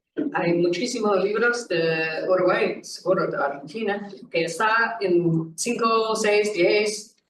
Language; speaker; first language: Spanish; non-native, learner; English